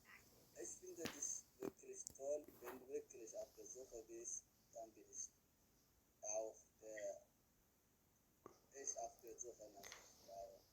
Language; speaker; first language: German; non-native, learner; Tigrinya